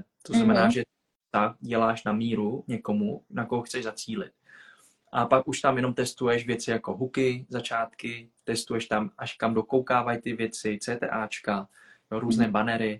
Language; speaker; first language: Czech; early bilingual, other home language; Vietnamese